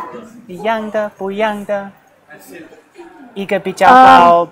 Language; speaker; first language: Chinese; non-native, learner; English